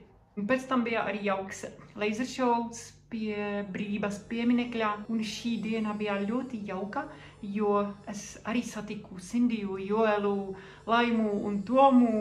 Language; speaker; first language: Latvian; non-native, fluent; Czech